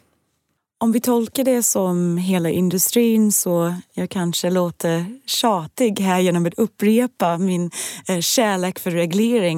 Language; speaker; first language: Swedish; non-native, fluent; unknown